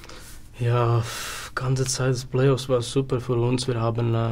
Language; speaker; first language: German; non-native, learner; Czech